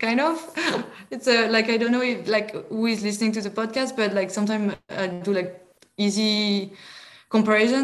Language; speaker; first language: English; non-native, fluent; French